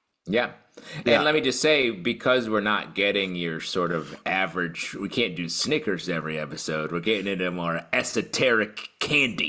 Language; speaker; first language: English; native; English